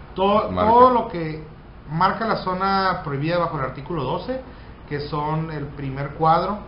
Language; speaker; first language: Spanish; native; Spanish